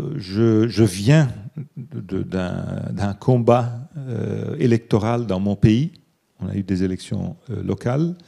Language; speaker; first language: French; early bilingual, other home language; Italian